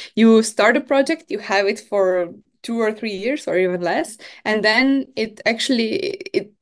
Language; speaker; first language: English; non-native, fluent; Slovenian